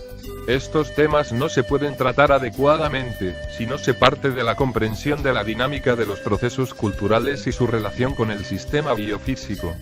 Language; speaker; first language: Spanish; native; Spanish